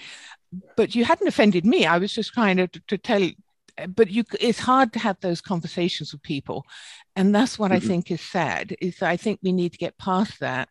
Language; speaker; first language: English; native; English